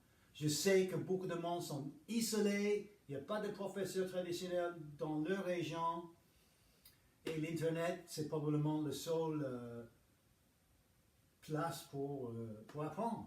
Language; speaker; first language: French; non-native, fluent; English